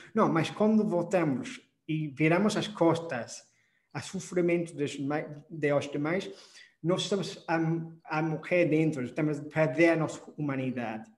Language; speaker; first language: Portuguese; non-native, fluent; English